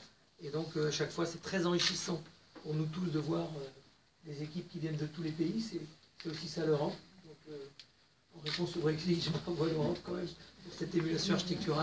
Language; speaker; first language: French; native; French